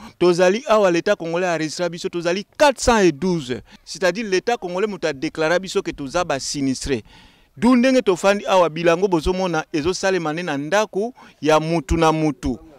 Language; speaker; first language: Lingala; native; Lingala